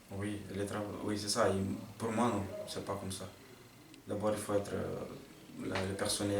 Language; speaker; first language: French; non-native, fluent; Portuguese